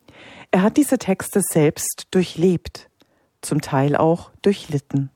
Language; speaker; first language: German; native; German